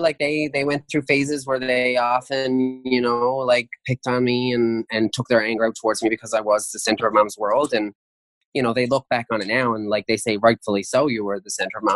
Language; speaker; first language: English; native; English